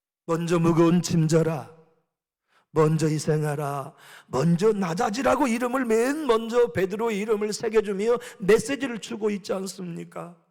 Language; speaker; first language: Korean; native; Korean